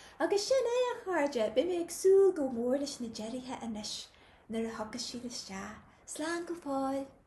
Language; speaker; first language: Irish; native; Irish